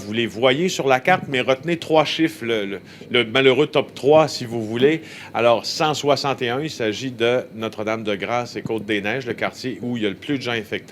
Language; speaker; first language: French; native; French